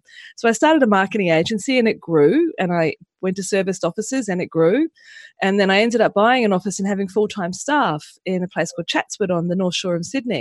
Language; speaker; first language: English; native; English